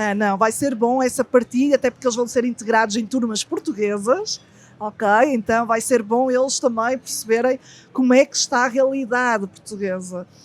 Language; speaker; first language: Portuguese; early bilingual, heritage; Portuguese